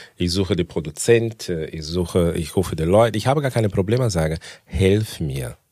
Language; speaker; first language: German; non-native, fluent; Portuguese